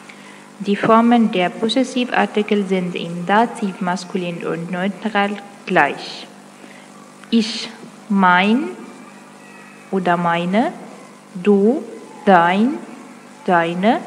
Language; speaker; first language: German; non-native, fluent; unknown